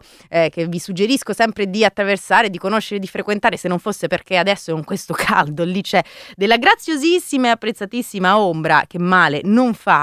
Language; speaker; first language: Italian; native; Italian